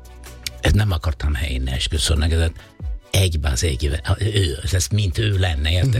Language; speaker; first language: Hungarian; non-native, fluent; Italian